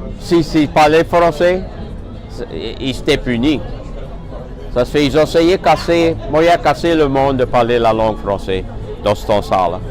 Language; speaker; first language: French; native; French